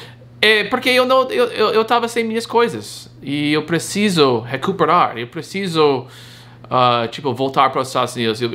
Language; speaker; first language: Portuguese; non-native, fluent; English